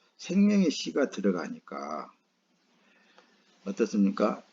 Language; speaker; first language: Korean; native; Korean